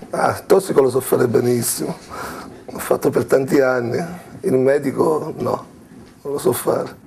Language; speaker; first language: Italian; native; Italian